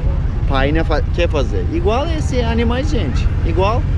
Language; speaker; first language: Portuguese; non-native, learner; Turkish